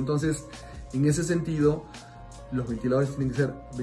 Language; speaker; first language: Spanish; native; Spanish